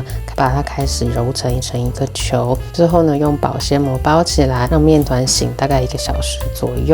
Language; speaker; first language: Chinese; native; Chinese